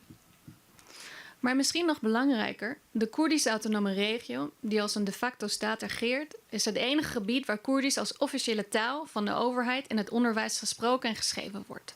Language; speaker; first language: Dutch; early bilingual, other home language; Kurdish